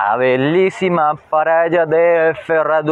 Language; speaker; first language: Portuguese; non-native, learner; Spanish